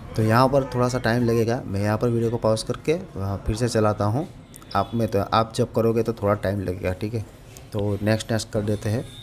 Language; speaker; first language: Hindi; non-native, local second language; Gujarati